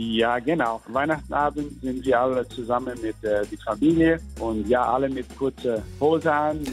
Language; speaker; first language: German; early bilingual, heritage; German